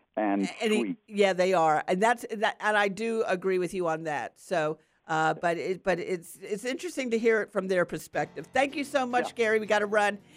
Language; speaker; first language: English; native; English